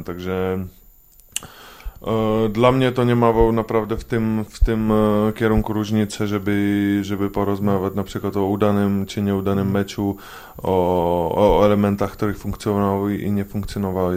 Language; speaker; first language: Polish; non-native, fluent; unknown